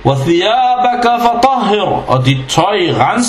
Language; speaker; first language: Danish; non-native, fluent; Arabic